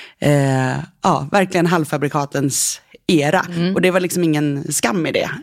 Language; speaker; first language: Swedish; native; Swedish